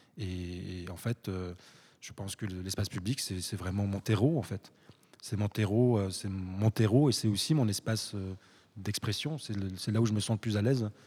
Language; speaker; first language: French; early bilingual, other home language; Arabic